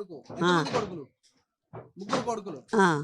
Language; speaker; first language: Telugu; native; Telugu